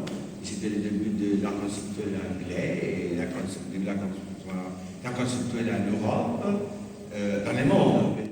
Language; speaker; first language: French; non-native, fluent; Spanish